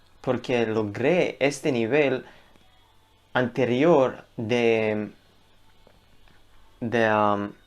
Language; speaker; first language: Spanish; non-native, learner; Hebrew